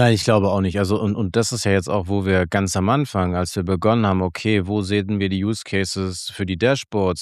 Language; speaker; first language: German; native; German